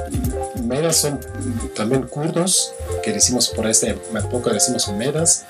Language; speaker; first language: Spanish; non-native, learner; Kurdish